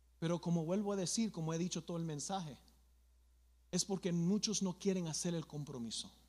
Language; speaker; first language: Spanish; early bilingual, other home language; English